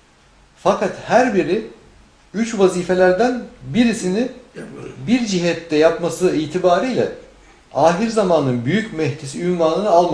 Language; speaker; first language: Turkish; native; Turkish